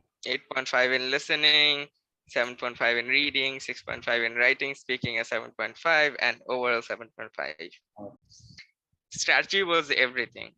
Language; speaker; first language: English; non-native, local second language; Bangla